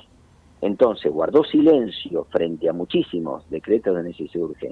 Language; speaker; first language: Spanish; native; Spanish